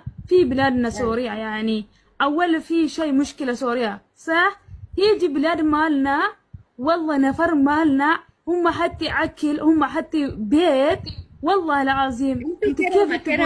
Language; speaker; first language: Arabic; non-native, learner; Oromo